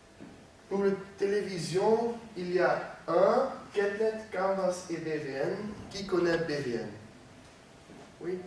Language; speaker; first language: French; non-native, learner; Dutch